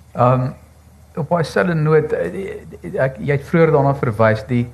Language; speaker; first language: Afrikaans; native; Afrikaans